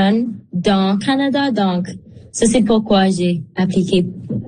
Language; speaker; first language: French; non-native, local second language; English